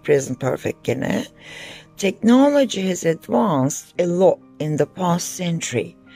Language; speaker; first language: English; non-native, fluent; Turkish